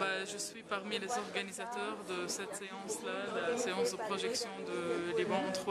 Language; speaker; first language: French; non-native, local second language; Arabic